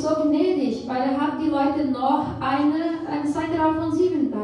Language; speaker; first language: German; non-native, fluent; Portuguese